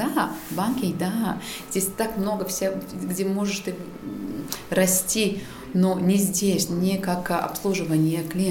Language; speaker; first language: Russian; non-native, local second language; Latvian